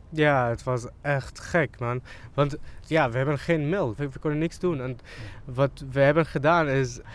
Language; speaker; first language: Dutch; non-native, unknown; Arabic